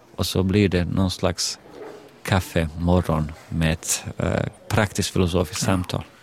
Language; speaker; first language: Swedish; non-native, fluent; Bosnian